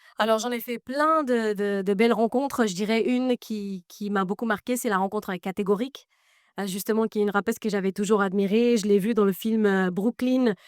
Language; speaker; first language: French; non-native, fluent; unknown